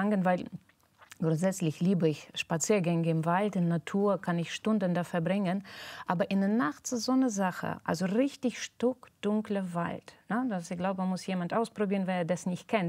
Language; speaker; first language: German; non-native, fluent; Russian